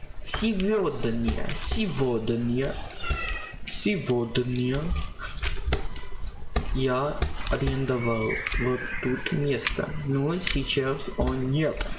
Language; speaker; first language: Russian; non-native, learner; Armenian